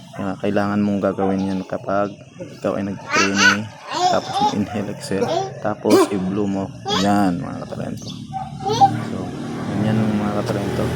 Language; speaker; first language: Filipino; non-native, local second language; Cebuano